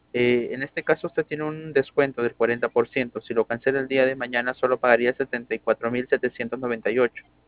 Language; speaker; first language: Spanish; native; Spanish